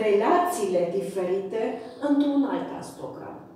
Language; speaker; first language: Romanian; non-native, fluent; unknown